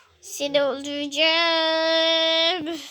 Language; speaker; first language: Turkish; native; Turkish